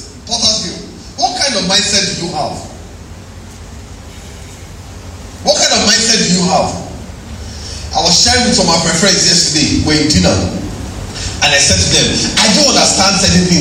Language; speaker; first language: English; non-native, local second language; Yoruba